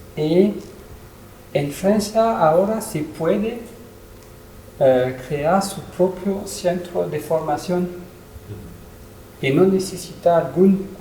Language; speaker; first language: Spanish; non-native, learner; French